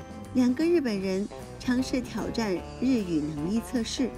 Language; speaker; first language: Chinese; native; Chinese